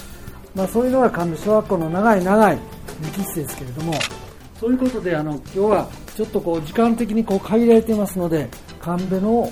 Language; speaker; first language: Japanese; native; Japanese